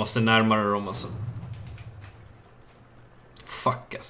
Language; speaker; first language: Swedish; native; Swedish